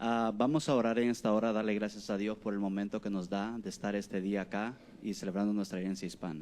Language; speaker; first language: Spanish; native; Spanish